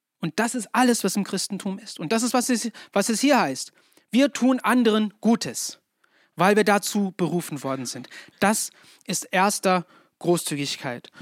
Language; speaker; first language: German; non-native, fluent; English